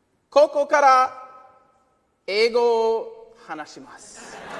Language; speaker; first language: Japanese; non-native, learner; English